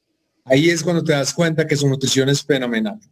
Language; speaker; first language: Spanish; native; Spanish